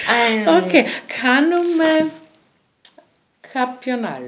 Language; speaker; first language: Greek; non-native, learner; German